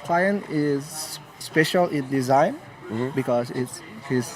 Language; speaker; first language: English; non-native, learner; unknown